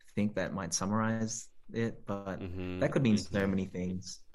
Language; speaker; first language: English; native; English